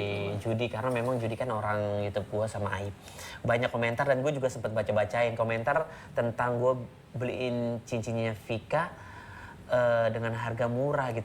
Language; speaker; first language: Indonesian; native; Indonesian